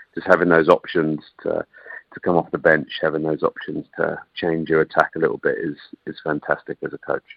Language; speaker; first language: English; native; English